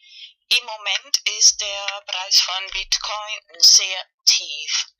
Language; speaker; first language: German; non-native, fluent; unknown